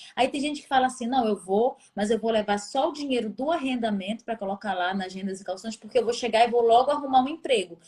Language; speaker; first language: Portuguese; native; Portuguese